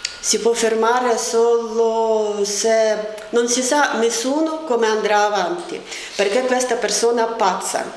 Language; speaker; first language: Italian; non-native, fluent; Ukrainian